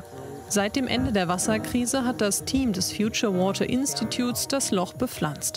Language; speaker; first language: German; native; German